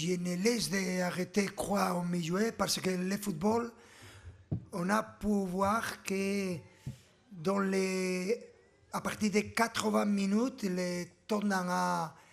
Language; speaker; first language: French; non-native, learner; Spanish